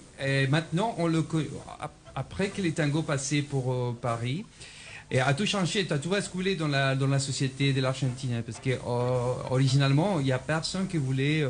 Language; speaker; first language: French; non-native, fluent; Spanish